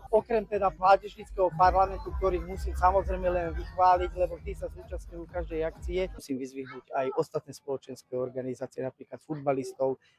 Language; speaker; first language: Slovak; native; Slovak